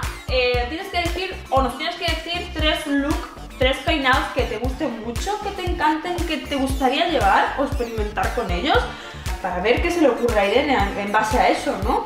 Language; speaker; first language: Spanish; native; Spanish